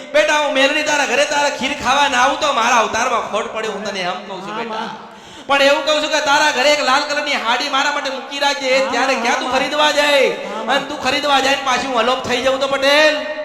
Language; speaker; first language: Gujarati; native; Gujarati